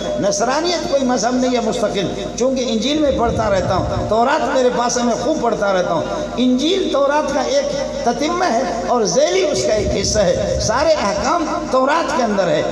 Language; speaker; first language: Urdu; non-native, local second language; Baluchi